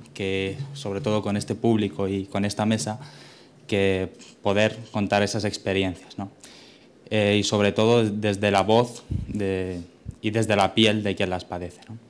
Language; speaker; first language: Spanish; native; Spanish